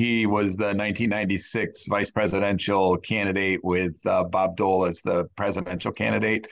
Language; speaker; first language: English; native; English